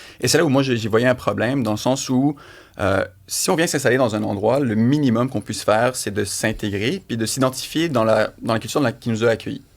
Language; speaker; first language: French; native; French